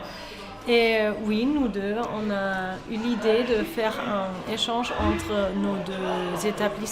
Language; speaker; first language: French; non-native, fluent; German